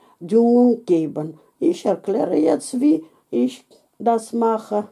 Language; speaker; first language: German; non-native, fluent; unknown